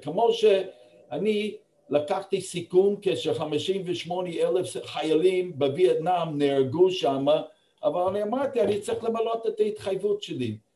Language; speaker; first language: Hebrew; non-native, fluent; English